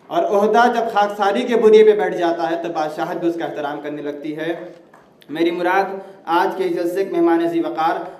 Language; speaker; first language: Urdu; native; Urdu